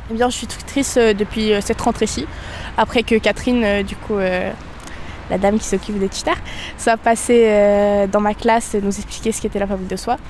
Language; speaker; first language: French; native; French